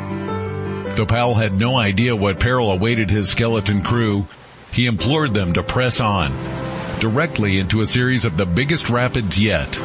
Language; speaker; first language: English; native; English